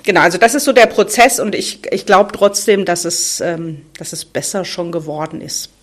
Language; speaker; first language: German; native; German